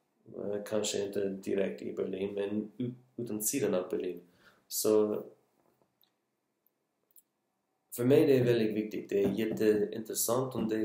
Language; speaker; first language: Swedish; non-native, learner; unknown